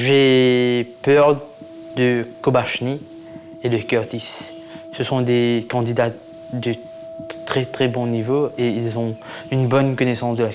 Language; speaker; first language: French; non-native, local second language; Morisyen